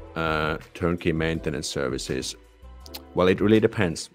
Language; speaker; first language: English; non-native, fluent; Finnish